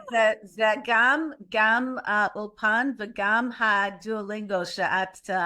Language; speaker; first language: Hebrew; non-native, learner; English